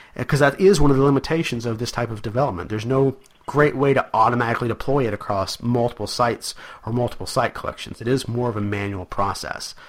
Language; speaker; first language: English; native; English